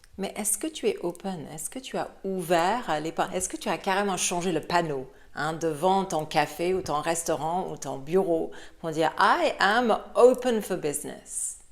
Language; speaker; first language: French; non-native, fluent; English